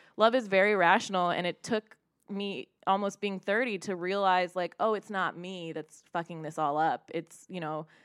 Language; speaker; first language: English; early bilingual, other home language; Hindi